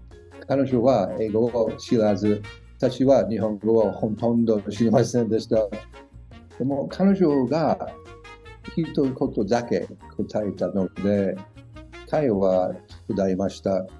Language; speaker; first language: Japanese; non-native, learner; English